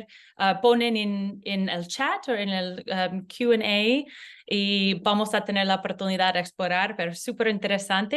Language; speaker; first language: Spanish; non-native, learner; English